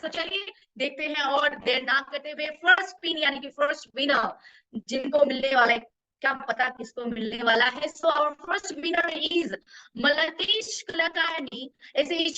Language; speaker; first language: Hindi; native; Hindi